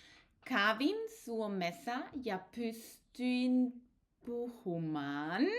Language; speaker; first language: Finnish; non-native, learner; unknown